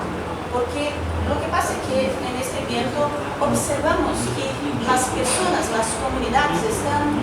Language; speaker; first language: Spanish; non-native, fluent; Portuguese